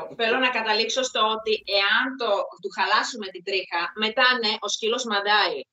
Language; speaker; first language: Greek; non-native, fluent; Czech